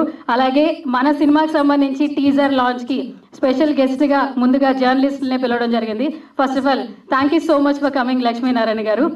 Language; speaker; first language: Telugu; native; Telugu